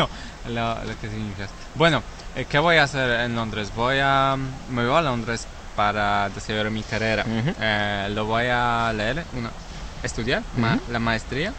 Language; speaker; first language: Spanish; non-native, learner; Polish